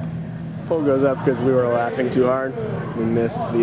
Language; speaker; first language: English; native; English